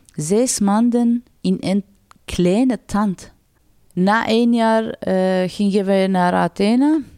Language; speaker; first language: Dutch; non-native, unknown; Persian